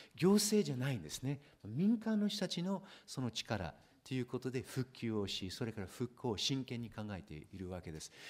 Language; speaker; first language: Japanese; non-native, fluent; English